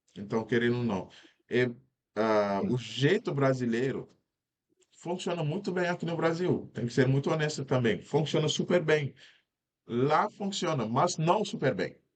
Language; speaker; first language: Portuguese; non-native, fluent; Wolof